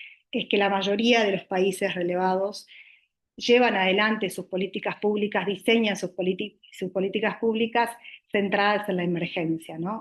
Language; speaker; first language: Spanish; native; Spanish